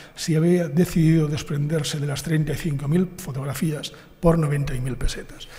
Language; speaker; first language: Spanish; non-native, local second language; Catalan